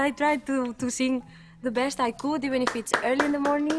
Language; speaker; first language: English; non-native, fluent; Catalan